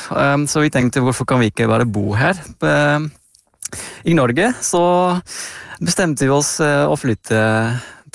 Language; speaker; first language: Norwegian; non-native, fluent; Dutch